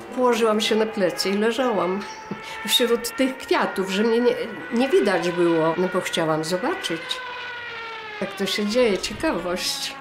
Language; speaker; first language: Polish; native; Polish